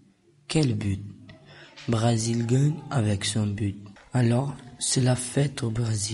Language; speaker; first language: French; non-native, learner; Portuguese